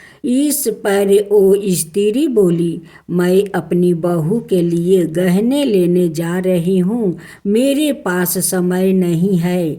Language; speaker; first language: Hindi; native; Hindi